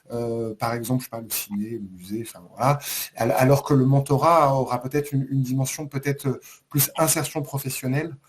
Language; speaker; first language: French; native; French